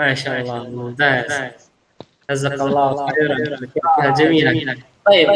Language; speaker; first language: Arabic; non-native, fluent; Indonesian